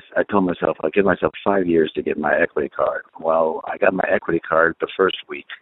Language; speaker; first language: English; native; English